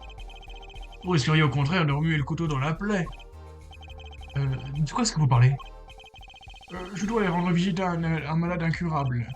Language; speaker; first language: French; native; French